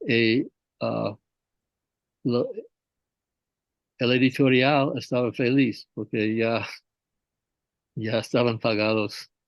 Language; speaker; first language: Spanish; non-native, fluent; English